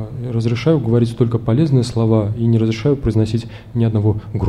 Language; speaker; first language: Russian; native; Russian